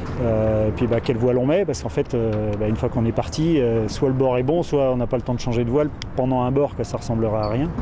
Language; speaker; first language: French; native; French